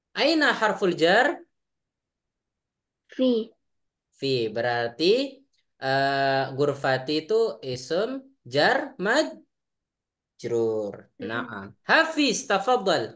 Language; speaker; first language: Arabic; non-native, fluent; Indonesian